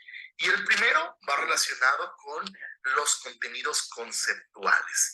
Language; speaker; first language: Spanish; native; Spanish